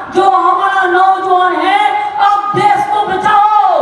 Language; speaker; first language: Hindi; non-native, local second language; Bangla